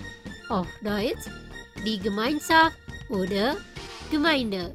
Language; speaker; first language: German; non-native, learner; Indonesian